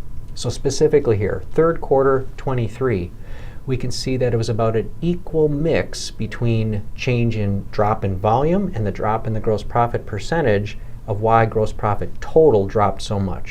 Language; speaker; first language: English; native; English